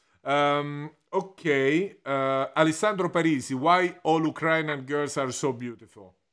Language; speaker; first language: English; non-native, fluent; Italian